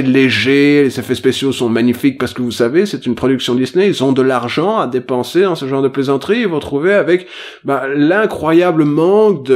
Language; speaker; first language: French; native; French